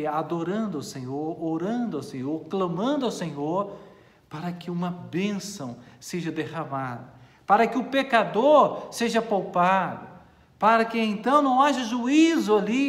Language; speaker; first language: Portuguese; native; Portuguese